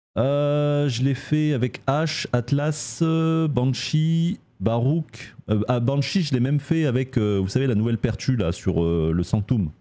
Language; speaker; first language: French; native; French